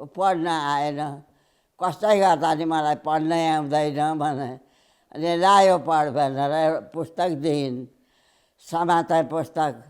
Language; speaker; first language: Nepali; early bilingual, heritage; Nepali